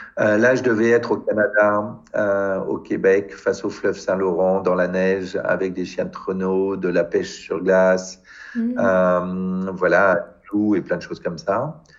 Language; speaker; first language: French; native; French